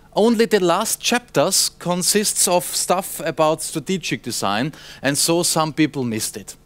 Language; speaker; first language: English; non-native, fluent; German